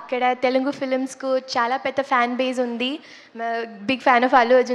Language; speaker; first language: Telugu; non-native, learner; Malayalam